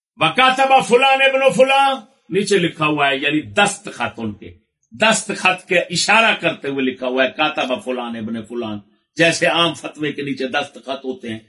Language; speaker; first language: Urdu; non-native, local second language; Punjabi